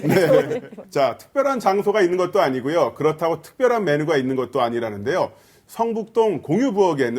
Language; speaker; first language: Korean; native; Korean